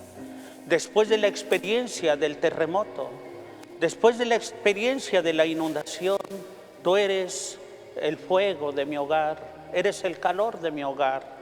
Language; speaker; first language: Spanish; native; Spanish